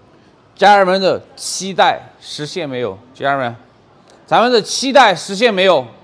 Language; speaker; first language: Chinese; native; Chinese